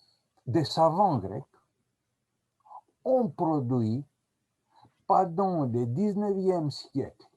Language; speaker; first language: French; non-native, fluent; Greek